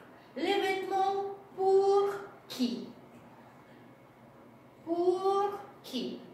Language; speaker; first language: French; non-native, fluent; Russian